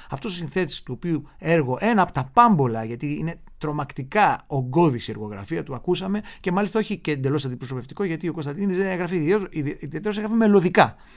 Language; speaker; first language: Greek; native; Greek